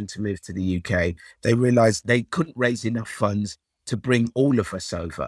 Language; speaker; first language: English; early bilingual, other home language; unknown